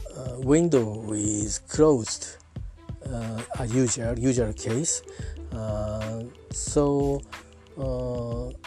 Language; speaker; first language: English; non-native, learner; Japanese